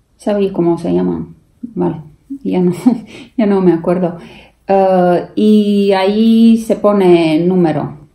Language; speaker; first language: Spanish; non-native, fluent; Latvian